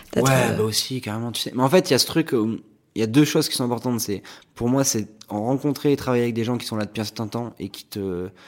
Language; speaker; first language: French; native; French